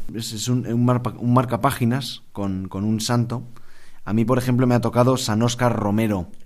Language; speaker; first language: Spanish; native; Spanish